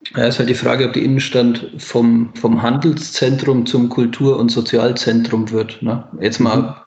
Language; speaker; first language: German; native; German